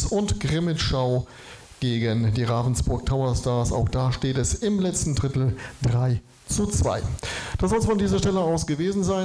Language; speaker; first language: German; native; German